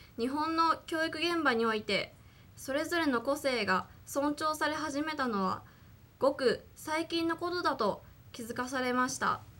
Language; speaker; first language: Japanese; native; Japanese